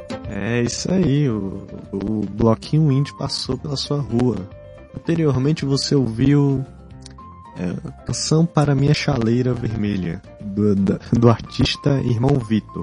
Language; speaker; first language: Portuguese; native; Portuguese